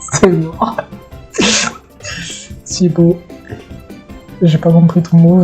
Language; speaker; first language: French; native; French